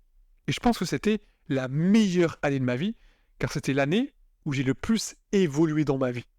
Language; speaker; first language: French; native; French